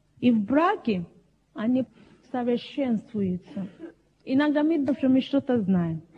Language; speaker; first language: Russian; non-native, fluent; Yoruba